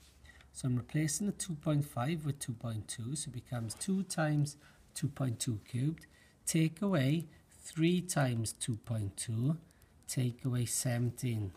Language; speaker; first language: English; native; English